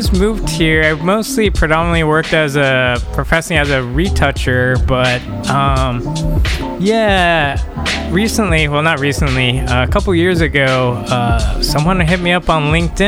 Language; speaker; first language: English; native; English